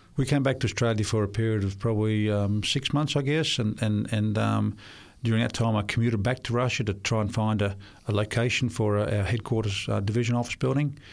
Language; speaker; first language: English; non-native, local second language; Russian